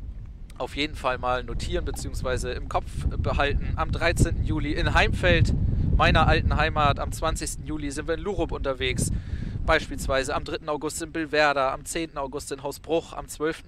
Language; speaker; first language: German; native; German